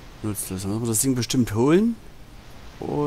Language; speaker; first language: German; native; German